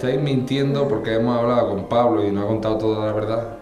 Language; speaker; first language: Spanish; native; Spanish